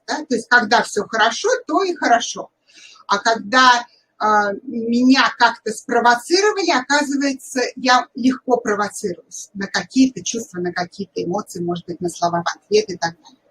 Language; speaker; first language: Russian; native; Russian